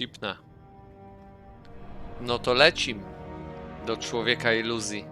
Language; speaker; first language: Polish; native; Polish